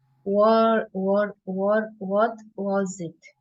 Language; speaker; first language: English; non-native, learner; Portuguese